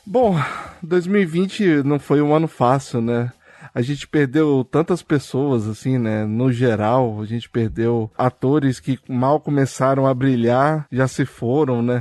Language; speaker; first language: Portuguese; native; Portuguese